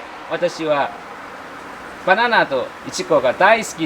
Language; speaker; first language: Japanese; non-native, learner; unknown